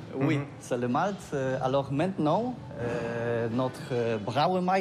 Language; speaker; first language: French; non-native, learner; Polish